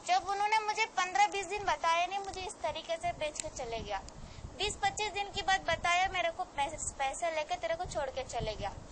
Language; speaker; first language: Hindi; non-native, local second language; Kannada